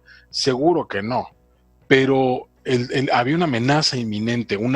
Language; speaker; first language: Spanish; native; Spanish